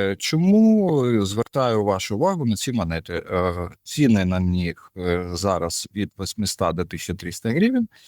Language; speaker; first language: Ukrainian; non-native, local second language; Russian